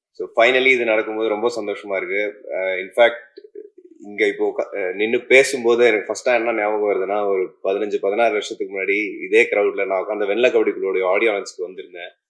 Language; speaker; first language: Tamil; native; Tamil